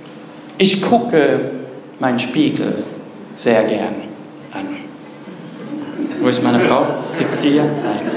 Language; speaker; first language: German; non-native, fluent; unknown